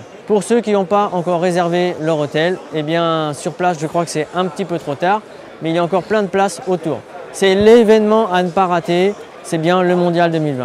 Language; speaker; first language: French; native; French